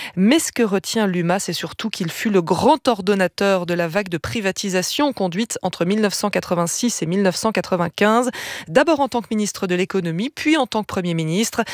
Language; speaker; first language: French; native; French